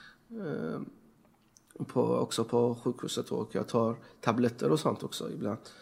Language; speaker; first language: Swedish; non-native, fluent; Persian